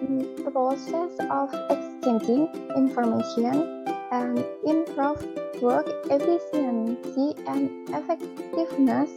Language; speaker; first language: English; non-native, learner; Indonesian